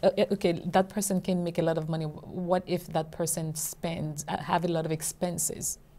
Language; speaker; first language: English; non-native, fluent; Haitian Creole